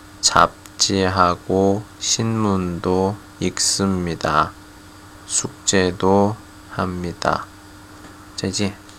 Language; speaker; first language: Korean; non-native, fluent; Chinese